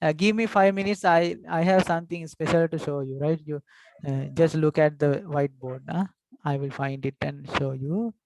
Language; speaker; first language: English; non-native, local second language; Sinhala